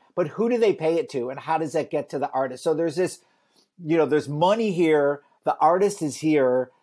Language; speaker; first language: English; native; English